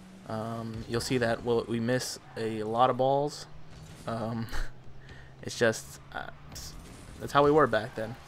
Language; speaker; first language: English; native; English